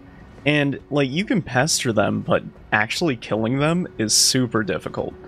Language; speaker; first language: English; native; English